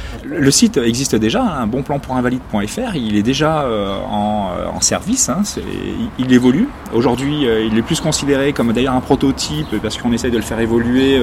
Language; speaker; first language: French; native; French